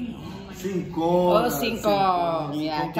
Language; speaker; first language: Indonesian; non-native, learner; Spanish